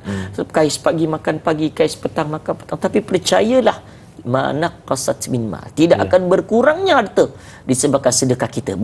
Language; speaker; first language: Malay; native; Malay